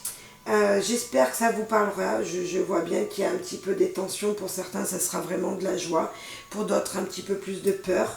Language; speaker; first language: French; native; French